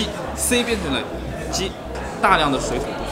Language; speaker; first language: Chinese; native; Chinese